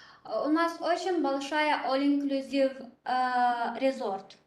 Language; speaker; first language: Russian; non-native, learner; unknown